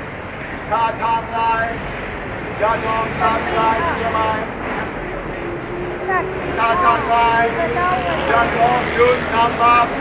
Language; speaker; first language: Thai; non-native, learner; English